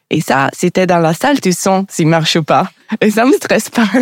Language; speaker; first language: French; non-native, learner; Italian